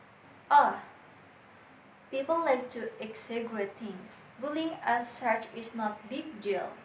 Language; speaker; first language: English; non-native, learner; Indonesian